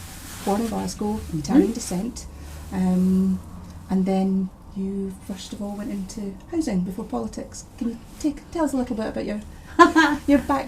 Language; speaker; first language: English; native; English